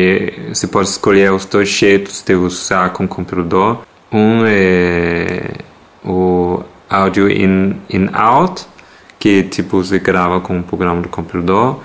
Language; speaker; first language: Portuguese; non-native, fluent; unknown